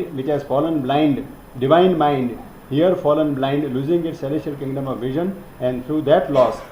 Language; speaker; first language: English; non-native, local second language; Gujarati